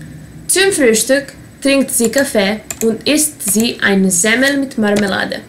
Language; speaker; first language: German; non-native, fluent; Serbian